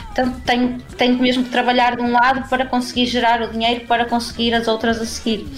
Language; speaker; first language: Portuguese; native; Portuguese